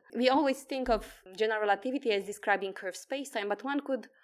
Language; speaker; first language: English; non-native, fluent; Polish